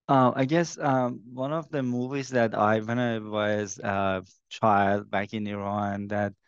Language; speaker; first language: English; non-native, fluent; Persian